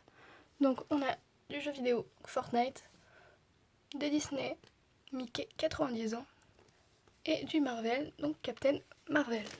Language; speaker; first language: French; native; French